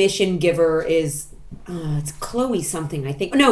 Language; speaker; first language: English; native; English